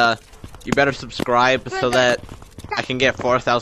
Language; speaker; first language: English; native; English